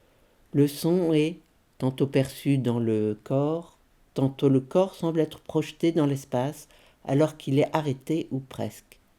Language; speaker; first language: French; native; French